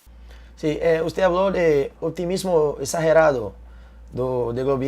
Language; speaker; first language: Spanish; non-native, fluent; Portuguese